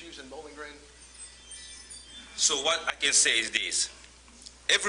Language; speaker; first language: English; non-native, fluent; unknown